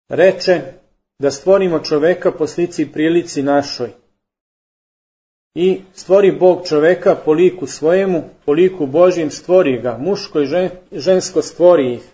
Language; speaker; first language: Serbian; native; Serbian